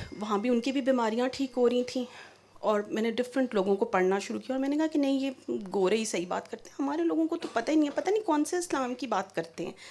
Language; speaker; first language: Urdu; native; Urdu